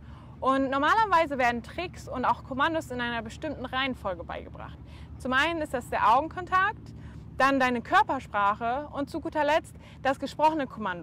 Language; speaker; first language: German; native; German